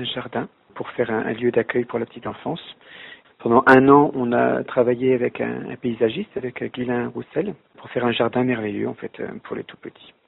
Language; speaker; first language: French; native; French